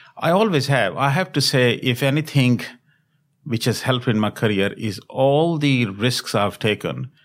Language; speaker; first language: English; non-native, local second language; Hindi